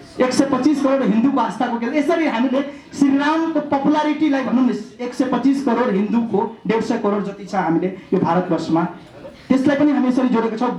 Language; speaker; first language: Nepali; non-native, local second language; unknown